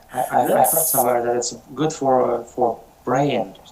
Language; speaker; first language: English; non-native, learner; Russian